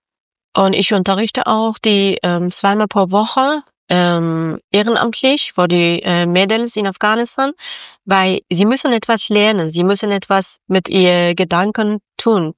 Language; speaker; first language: German; non-native, learner; Persian